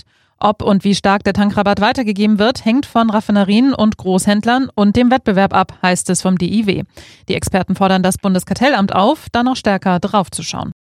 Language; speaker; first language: German; native; German